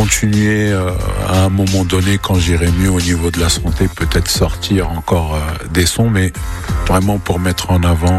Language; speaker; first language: French; native; French